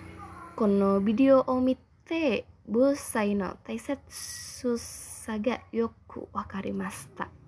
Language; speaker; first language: Japanese; non-native, learner; Indonesian